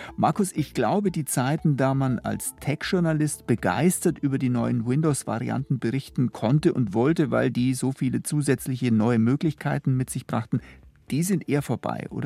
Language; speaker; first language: German; native; German